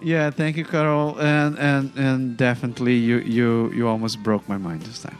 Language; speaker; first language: English; non-native, fluent; Portuguese